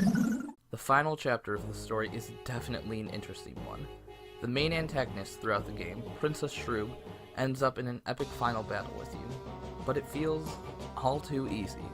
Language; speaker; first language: English; native; English